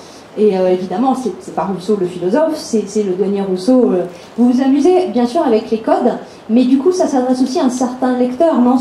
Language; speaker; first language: French; native; French